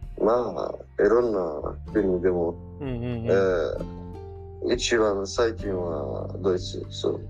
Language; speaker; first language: Japanese; non-native, learner; Arabic